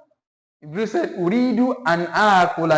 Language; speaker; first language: Arabic; non-native, fluent; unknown